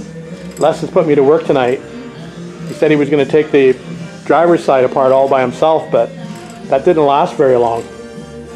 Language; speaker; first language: English; native; English